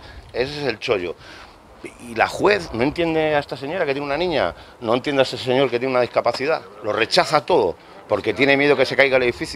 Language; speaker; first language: Spanish; native; Spanish